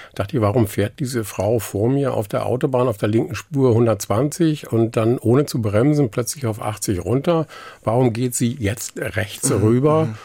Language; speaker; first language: German; non-native, local second language; Low German